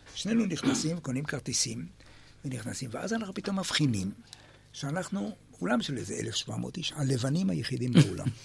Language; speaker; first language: Hebrew; native; Hebrew